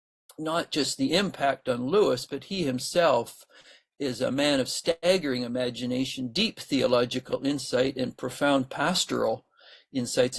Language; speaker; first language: English; native; English